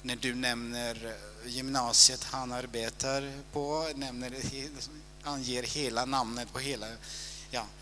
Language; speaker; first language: Swedish; non-native, fluent; Italian